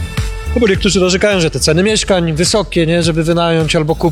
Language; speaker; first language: Polish; native; Polish